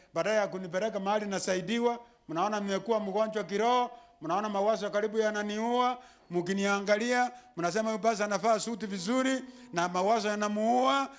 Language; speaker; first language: Swahili; non-native, local second language; Gusii